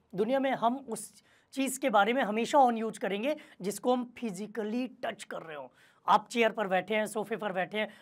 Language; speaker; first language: Hindi; native; Hindi